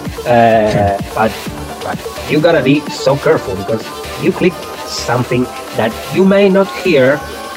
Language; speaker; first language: English; non-native, fluent; Spanish